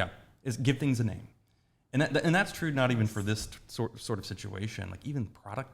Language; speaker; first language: English; native; English